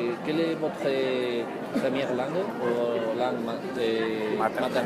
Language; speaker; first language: French; non-native, learner; Spanish